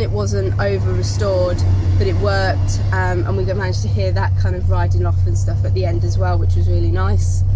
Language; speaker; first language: English; native; English